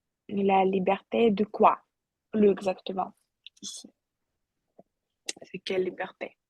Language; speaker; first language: French; non-native, fluent; Russian